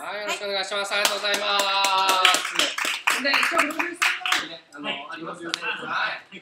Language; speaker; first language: Japanese; native; Japanese